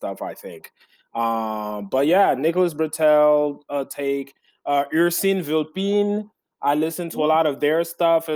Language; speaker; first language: English; early bilingual, other home language; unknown